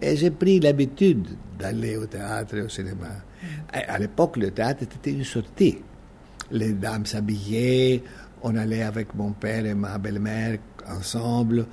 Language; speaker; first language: French; non-native, fluent; Greek